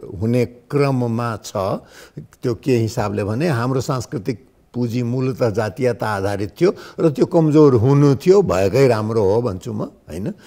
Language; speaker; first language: Nepali; non-native, local second language; Maithili